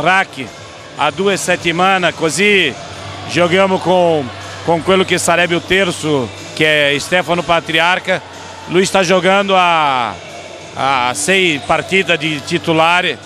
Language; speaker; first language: Italian; non-native, fluent; Portuguese